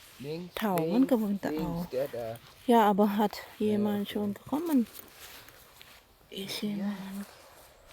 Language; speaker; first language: German; non-native, learner; Thai